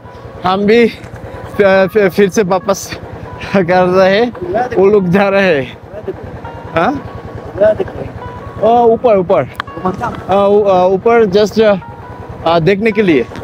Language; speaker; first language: Hindi; non-native, learner; Bangla